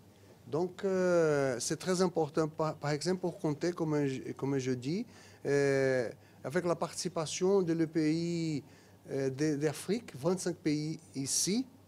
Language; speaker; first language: French; non-native, fluent; Portuguese